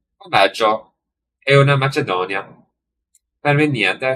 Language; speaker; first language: Italian; non-native, learner; English